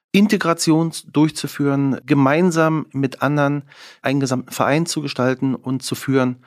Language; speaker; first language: German; native; German